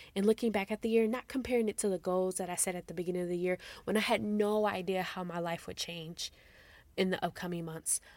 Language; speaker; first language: English; native; English